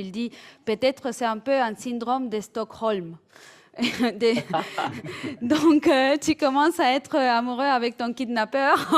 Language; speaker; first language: French; non-native, fluent; Spanish